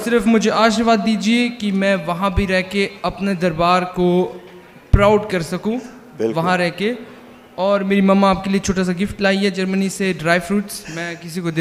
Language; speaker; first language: Hindi; early bilingual, heritage; Hindi